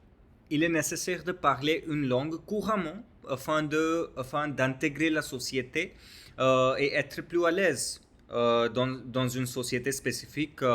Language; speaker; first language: French; non-native, learner; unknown